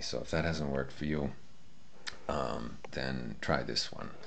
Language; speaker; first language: English; native; English